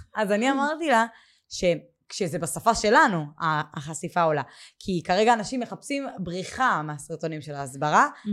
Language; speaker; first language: Hebrew; native; Hebrew